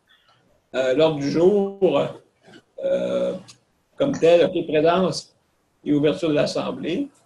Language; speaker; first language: French; native; French